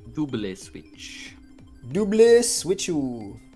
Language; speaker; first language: English; native; English